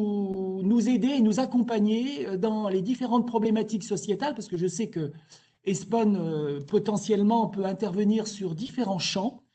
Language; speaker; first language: French; native; French